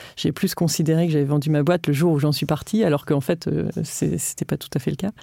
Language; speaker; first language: French; native; French